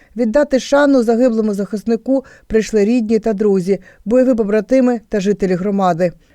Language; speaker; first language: Ukrainian; native; Ukrainian